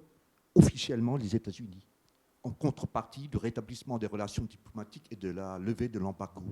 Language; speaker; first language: French; native; French